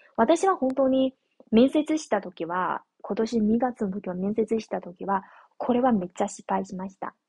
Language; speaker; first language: Japanese; non-native, fluent; Chinese